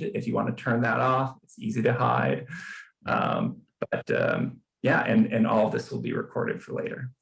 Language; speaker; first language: English; native; English